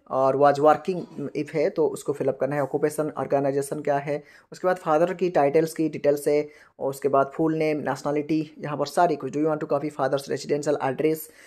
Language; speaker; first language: Hindi; non-native, local second language; Bangla